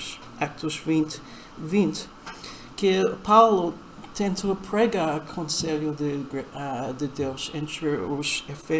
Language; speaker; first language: Portuguese; non-native, fluent; English